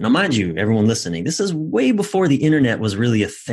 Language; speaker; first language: English; native; English